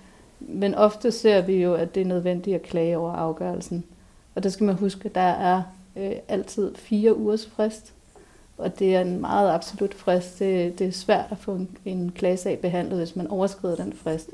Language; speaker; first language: Danish; native; Danish